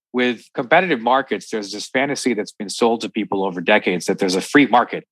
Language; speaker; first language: English; native; English